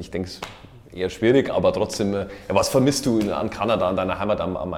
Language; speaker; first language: German; native; German